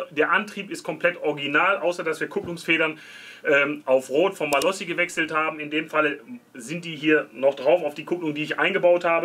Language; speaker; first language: German; native; German